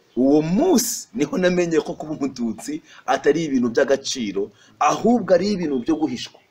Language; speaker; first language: Kinyarwanda; native; Kinyarwanda